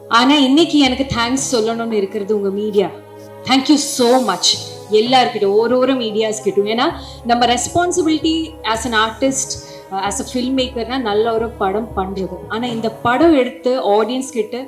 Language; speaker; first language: Tamil; non-native, fluent; Malayalam